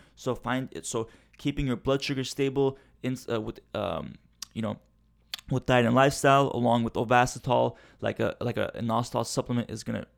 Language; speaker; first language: English; early bilingual, other home language; Turkish